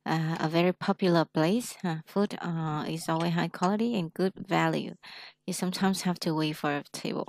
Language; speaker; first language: English; non-native, fluent; Vietnamese